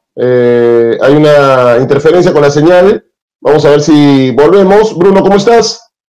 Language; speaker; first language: Spanish; native; Spanish